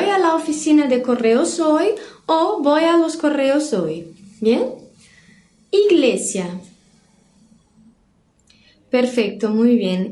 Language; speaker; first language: Spanish; non-native, fluent; Portuguese